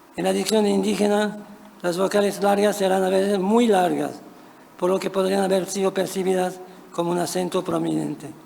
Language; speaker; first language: Spanish; non-native, fluent; French